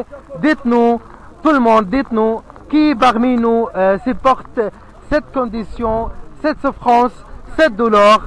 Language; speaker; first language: French; non-native, fluent; Arabic